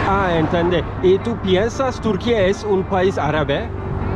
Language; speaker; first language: Spanish; non-native, learner; Turkish